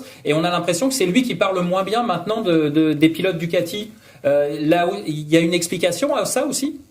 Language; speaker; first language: French; native; French